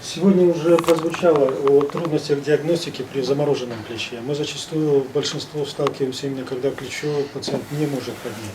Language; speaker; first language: Russian; native; Russian